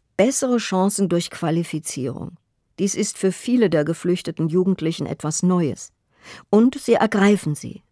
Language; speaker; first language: German; native; German